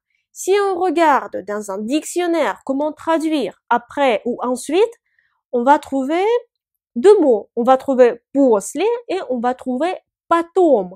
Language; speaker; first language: French; non-native, fluent; Russian